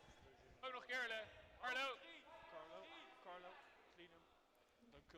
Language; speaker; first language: Dutch; native; Dutch